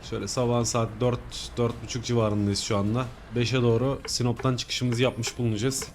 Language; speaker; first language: Turkish; native; Turkish